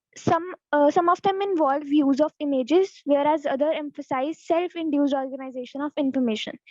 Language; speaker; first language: English; non-native, local second language; Punjabi